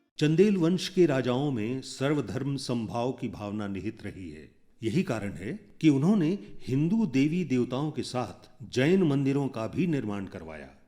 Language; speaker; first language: Hindi; native; Hindi